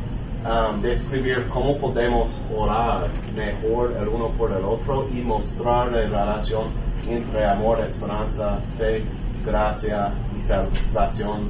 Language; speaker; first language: Spanish; non-native, learner; English